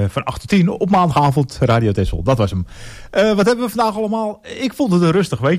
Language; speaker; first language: Dutch; native; Dutch